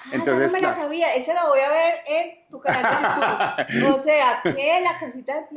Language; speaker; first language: Spanish; native; Spanish